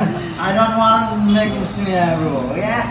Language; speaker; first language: English; non-native, learner; Nepali